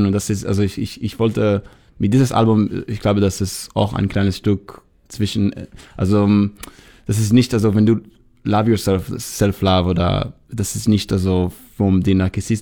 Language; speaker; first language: German; non-native, learner; Hebrew